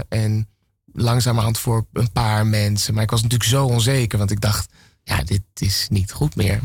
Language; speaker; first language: Dutch; native; Dutch